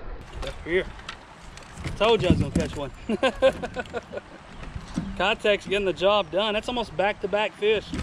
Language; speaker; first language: English; native; English